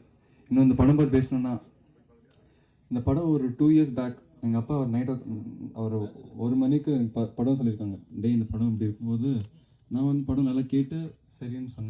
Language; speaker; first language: Tamil; non-native, local second language; Telugu